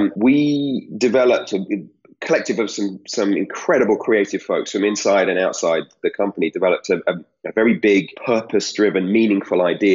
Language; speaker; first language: English; native; English